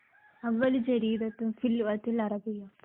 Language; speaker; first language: Arabic; non-native, learner; Malayalam